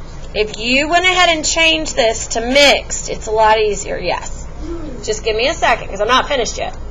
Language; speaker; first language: English; native; English